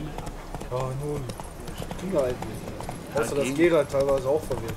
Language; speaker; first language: German; native; German